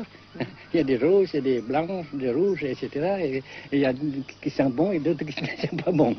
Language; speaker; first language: French; non-native, local second language; Vietnamese